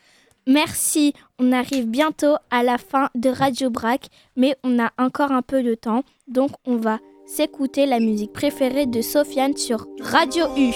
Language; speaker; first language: French; native; French